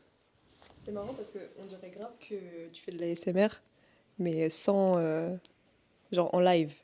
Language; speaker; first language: French; native; French